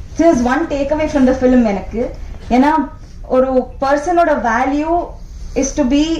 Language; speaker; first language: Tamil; non-native, learner; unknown